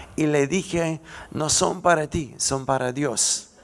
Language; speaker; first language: Spanish; non-native, fluent; English